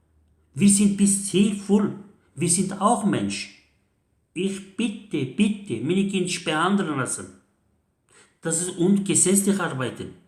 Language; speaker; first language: German; non-native, learner; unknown